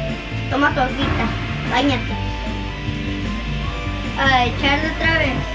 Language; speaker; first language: Spanish; native; Spanish